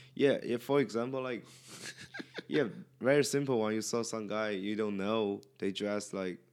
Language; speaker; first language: English; non-native, learner; Chinese